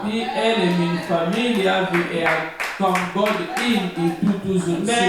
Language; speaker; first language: Danish; non-native, learner; French